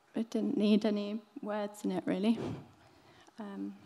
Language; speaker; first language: English; native; English